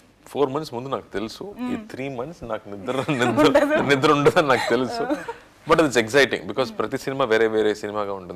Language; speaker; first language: Telugu; non-native, local second language; Tamil